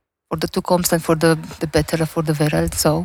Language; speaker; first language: Dutch; non-native, learner; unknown